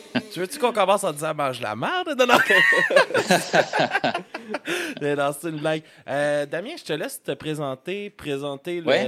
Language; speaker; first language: French; native; French